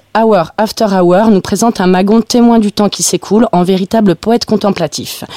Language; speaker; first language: French; native; French